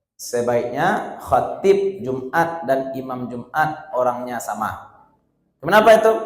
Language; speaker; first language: Malay; non-native, local second language; Minangkabau